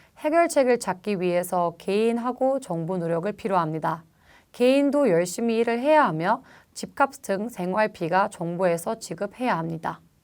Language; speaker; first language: Korean; non-native, fluent; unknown